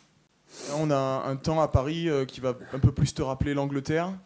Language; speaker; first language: French; native; French